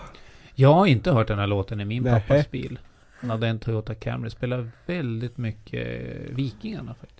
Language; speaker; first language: Swedish; native; Swedish